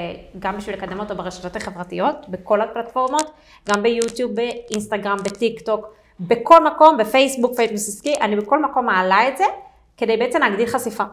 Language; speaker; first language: Hebrew; native; Hebrew